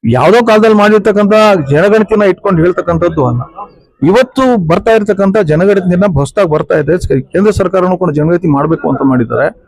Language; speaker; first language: Kannada; non-native, local second language; Lambadi